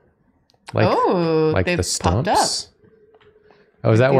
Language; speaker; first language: English; native; English